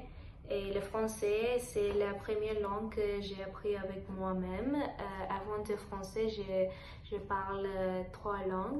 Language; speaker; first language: French; non-native, learner; Telugu